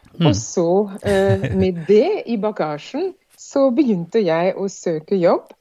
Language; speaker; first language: Norwegian; non-native, fluent; French